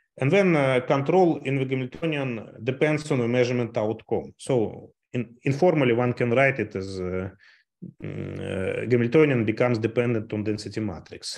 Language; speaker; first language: English; non-native, fluent; Russian